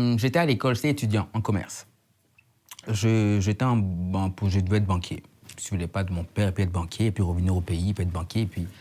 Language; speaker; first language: French; native; French